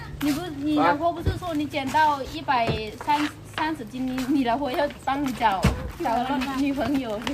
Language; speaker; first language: Chinese; non-native, fluent; Lao